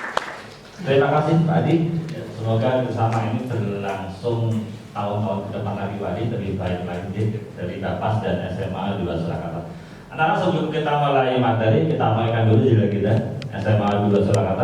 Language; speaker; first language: Indonesian; native; Indonesian